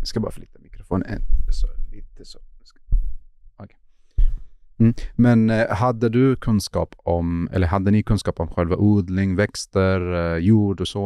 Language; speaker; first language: Swedish; non-native, fluent; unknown